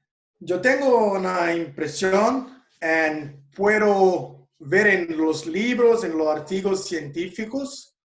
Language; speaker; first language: Spanish; non-native, learner; Portuguese